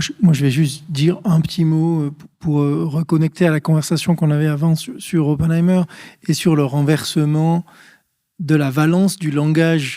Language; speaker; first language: French; native; French